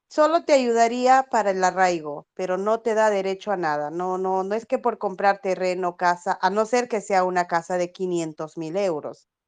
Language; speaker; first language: Spanish; native; Spanish